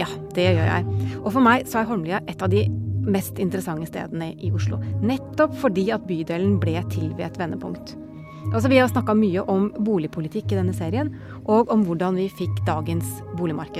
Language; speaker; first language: Norwegian; native; Norwegian